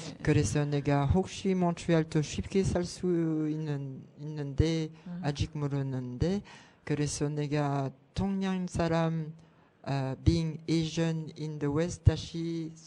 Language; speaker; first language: Korean; non-native, learner; French